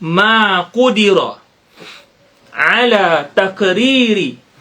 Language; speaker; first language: Arabic; non-native, fluent; Malay